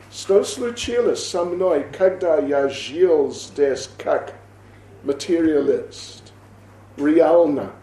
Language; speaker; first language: Russian; non-native, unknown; English